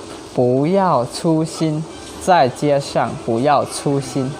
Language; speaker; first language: Chinese; non-native, learner; Hmong